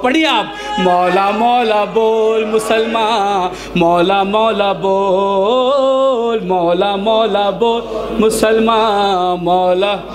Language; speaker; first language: Urdu; native; Urdu